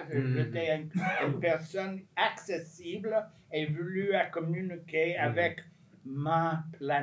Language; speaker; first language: French; non-native, fluent; English